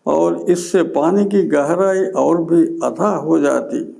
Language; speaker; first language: Hindi; non-native, local second language; Telugu